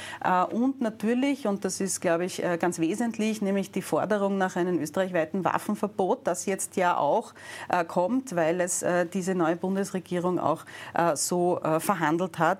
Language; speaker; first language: German; native; German